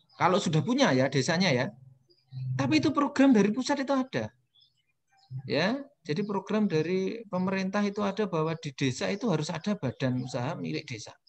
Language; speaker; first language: Indonesian; non-native, local second language; Javanese